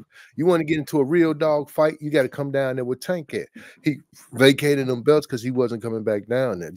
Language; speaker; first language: English; native; English